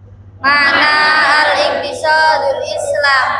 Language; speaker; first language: Arabic; non-native, learner; Indonesian